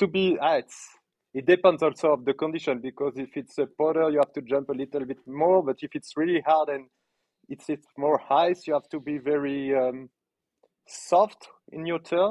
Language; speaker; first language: English; non-native, learner; French